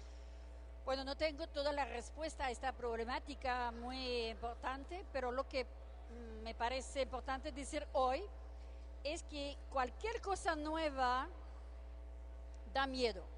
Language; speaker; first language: Spanish; non-native, fluent; French